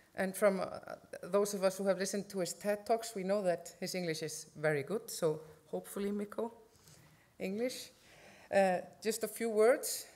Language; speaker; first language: English; non-native, fluent; Icelandic